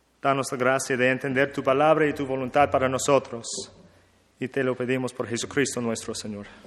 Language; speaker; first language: Spanish; non-native, learner; English